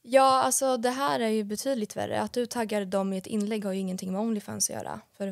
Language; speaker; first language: Swedish; native; Swedish